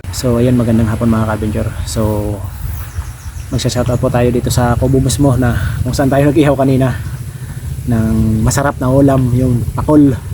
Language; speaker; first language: Filipino; native; Filipino